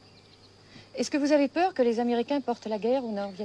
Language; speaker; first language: French; native; French